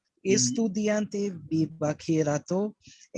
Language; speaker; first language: Spanish; non-native, learner; Hindi